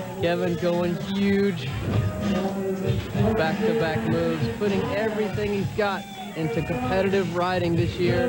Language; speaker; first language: English; native; English